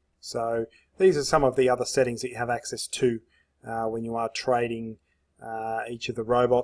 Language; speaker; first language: English; native; English